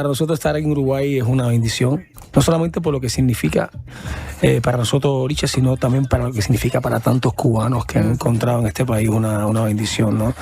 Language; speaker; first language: Spanish; native; Spanish